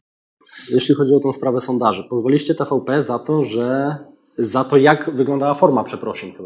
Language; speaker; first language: Polish; native; Polish